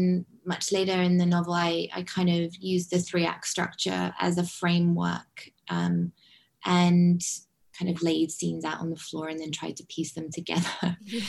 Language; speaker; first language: English; native; English